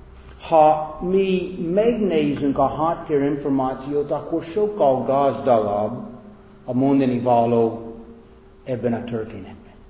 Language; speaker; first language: Hungarian; non-native, fluent; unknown